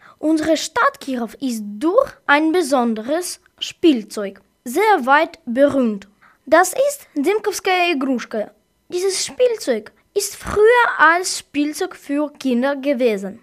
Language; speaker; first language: German; non-native, learner; Russian